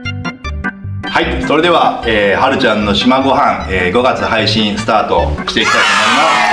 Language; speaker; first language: Japanese; native; Japanese